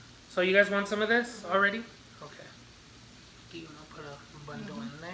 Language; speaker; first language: English; early bilingual, other home language; Spanish